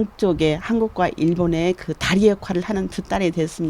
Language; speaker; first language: Korean; native; Korean